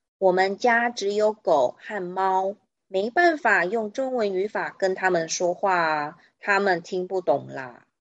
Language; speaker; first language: Chinese; native; Chinese